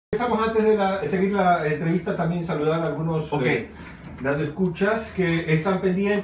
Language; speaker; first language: Spanish; native; Spanish